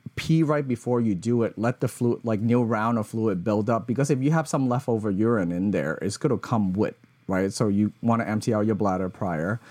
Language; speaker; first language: English; early bilingual, other home language; Cantonese